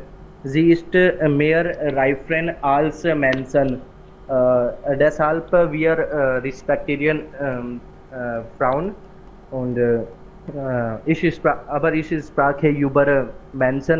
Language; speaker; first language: German; non-native, learner; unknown